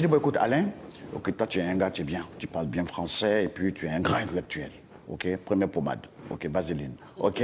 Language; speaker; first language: French; non-native, local second language; Dyula